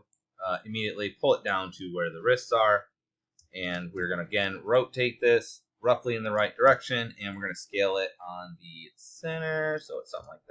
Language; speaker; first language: English; native; English